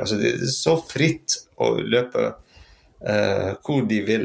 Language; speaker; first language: Norwegian; non-native, fluent; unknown